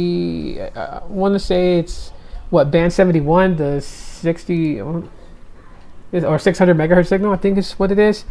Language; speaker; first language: English; native; English